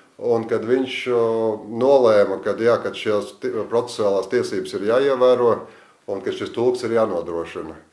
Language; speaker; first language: Latvian; native; Latvian